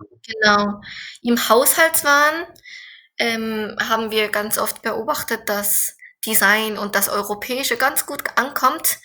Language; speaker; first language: German; non-native, fluent; Korean